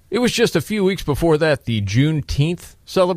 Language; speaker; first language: English; native; English